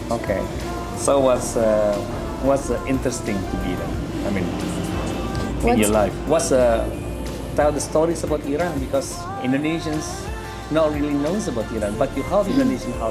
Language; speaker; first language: English; non-native, learner; Indonesian